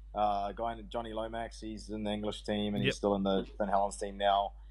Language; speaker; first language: English; native; English